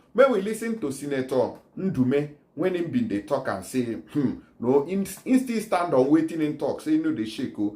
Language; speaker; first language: Nigerian Pidgin; native; Nigerian Pidgin